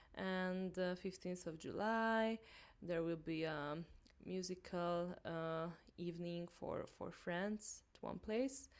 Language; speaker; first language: English; non-native, learner; Hungarian